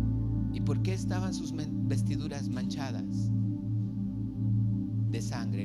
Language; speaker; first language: Spanish; native; Spanish